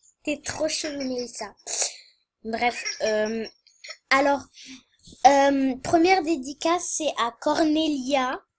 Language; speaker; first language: French; native; French